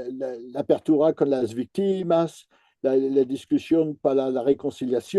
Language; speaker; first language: Spanish; non-native, fluent; French